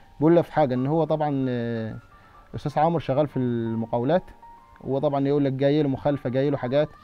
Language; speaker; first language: Egyptian Arabic; non-native, local second language; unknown